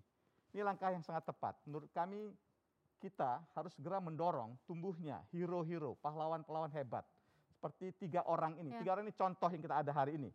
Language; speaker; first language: Indonesian; native; Indonesian